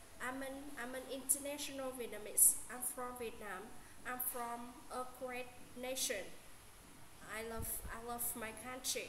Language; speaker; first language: English; non-native, learner; Vietnamese